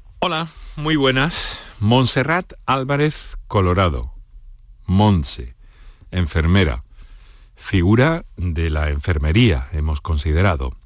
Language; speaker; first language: Spanish; native; Spanish